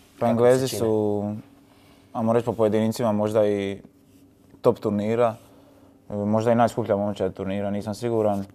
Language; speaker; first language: Croatian; native; Croatian